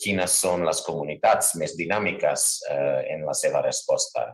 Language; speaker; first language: Catalan; non-native, fluent; English